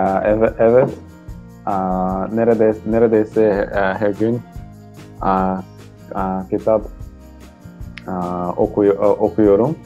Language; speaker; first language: Turkish; non-native, learner; Portuguese